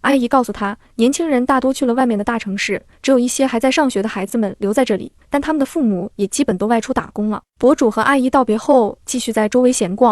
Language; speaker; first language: Chinese; native; Chinese